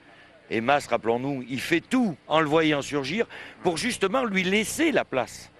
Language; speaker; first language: French; native; French